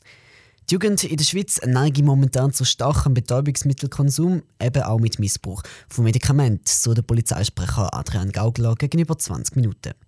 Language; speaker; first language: German; native; German